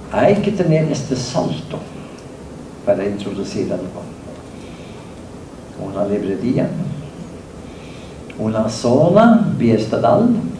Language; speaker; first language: Spanish; non-native, fluent; Norwegian